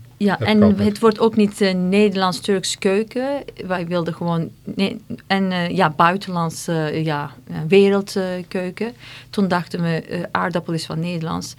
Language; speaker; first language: Dutch; non-native, fluent; Turkish